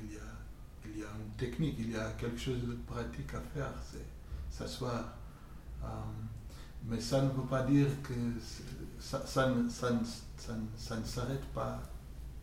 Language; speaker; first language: French; non-native, fluent; English